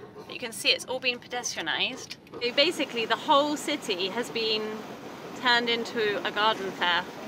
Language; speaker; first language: English; native; English